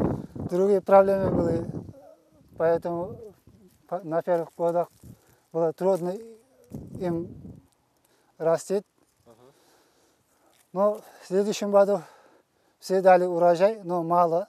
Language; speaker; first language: Russian; non-native, learner; Uzbek